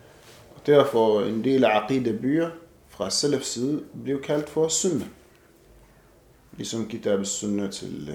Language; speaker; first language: Danish; non-native, fluent; Arabic